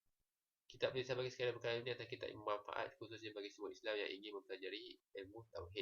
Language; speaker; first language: Malay; native; Malay